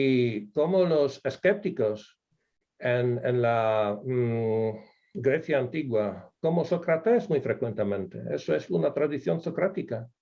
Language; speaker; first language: Spanish; non-native, fluent; Polish